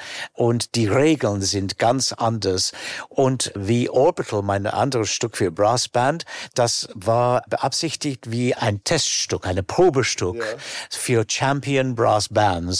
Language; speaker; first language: German; non-native, fluent; English